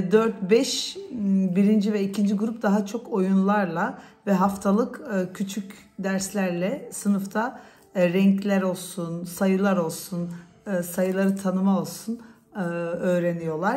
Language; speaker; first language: Turkish; early bilingual, heritage; Turkish